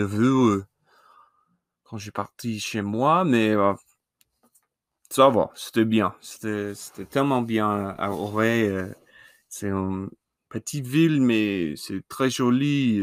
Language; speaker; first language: French; non-native, learner; English